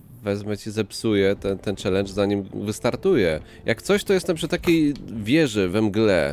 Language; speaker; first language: Polish; native; Polish